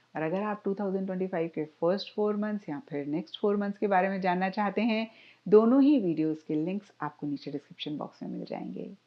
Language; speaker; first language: Hindi; native; Hindi